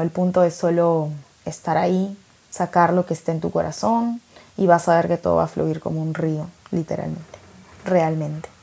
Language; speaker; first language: Spanish; native; Spanish